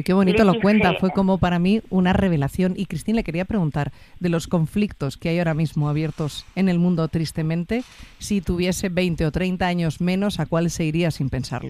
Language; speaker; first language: Spanish; native; Spanish